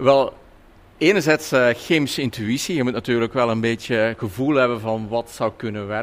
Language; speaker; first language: Dutch; native; Dutch